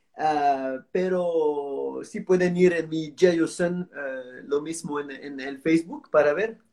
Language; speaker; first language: Spanish; non-native, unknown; French